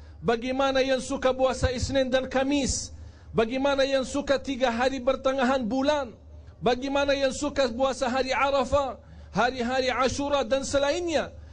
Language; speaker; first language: Indonesian; non-native, fluent; Arabic